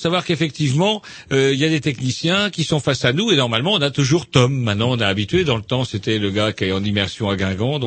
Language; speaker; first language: French; native; French